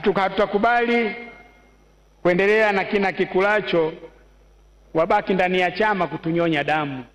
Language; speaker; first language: Swahili; native; Swahili